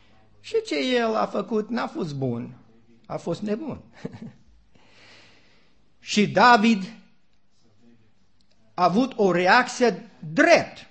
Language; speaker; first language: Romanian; non-native, learner; English